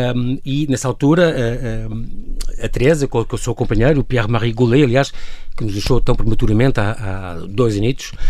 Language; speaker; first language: Portuguese; native; Portuguese